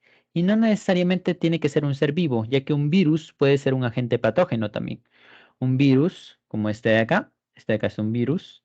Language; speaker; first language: Spanish; native; Spanish